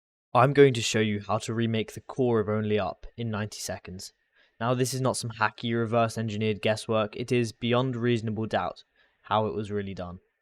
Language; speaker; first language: English; native; English